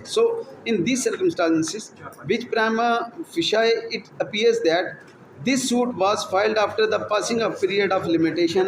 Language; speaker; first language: English; non-native, local second language; Urdu